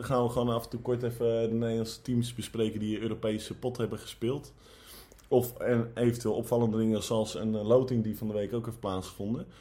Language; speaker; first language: Dutch; native; Dutch